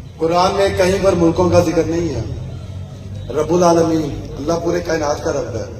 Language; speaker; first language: Urdu; early bilingual, heritage; Urdu